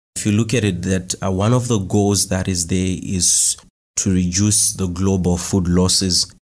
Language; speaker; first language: English; non-native, local second language; Shona